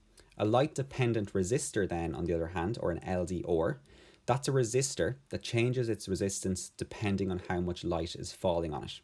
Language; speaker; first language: English; native; English